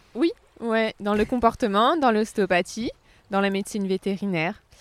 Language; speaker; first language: French; native; French